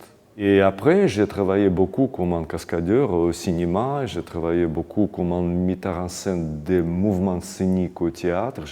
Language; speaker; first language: French; non-native, fluent; Russian